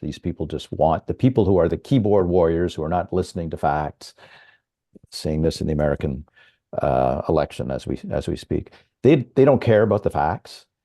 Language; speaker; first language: English; native; English